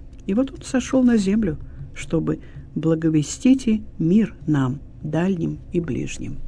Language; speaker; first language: Russian; native; Russian